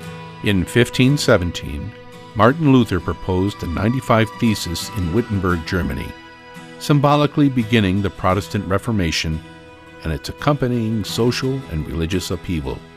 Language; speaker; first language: English; native; English